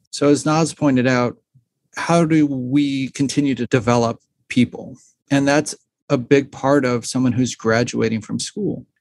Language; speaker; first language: English; native; English